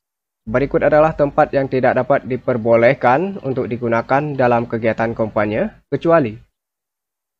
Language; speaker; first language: Indonesian; native; Indonesian